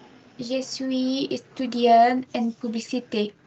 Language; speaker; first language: French; non-native, learner; Portuguese